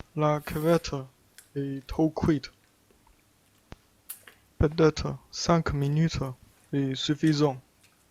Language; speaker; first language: French; non-native, learner; Chinese